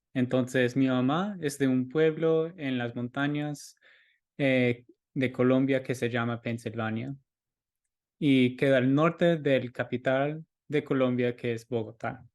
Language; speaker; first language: Spanish; early bilingual, heritage; Spanish